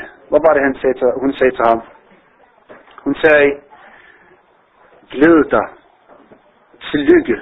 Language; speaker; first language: Danish; non-native, fluent; Arabic